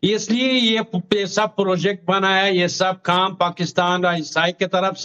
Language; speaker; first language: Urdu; non-native, learner; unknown